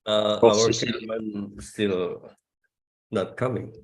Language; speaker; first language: English; non-native, fluent; Indonesian